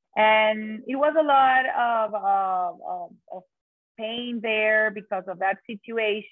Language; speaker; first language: English; non-native, fluent; Spanish